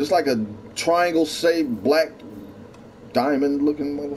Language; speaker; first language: English; native; English